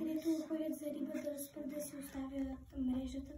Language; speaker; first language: Bulgarian; early bilingual, heritage; Bulgarian